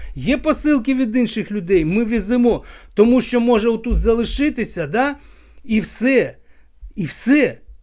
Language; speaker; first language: Ukrainian; native; Ukrainian